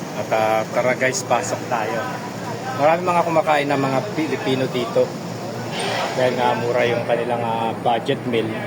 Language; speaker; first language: Filipino; non-native, local second language; Pampanga